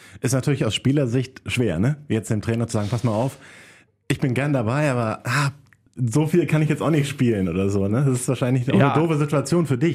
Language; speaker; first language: German; native; German